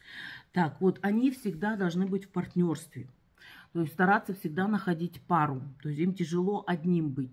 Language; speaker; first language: Russian; native; Russian